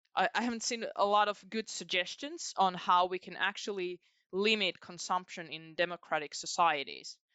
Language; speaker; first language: English; non-native, fluent; Finnish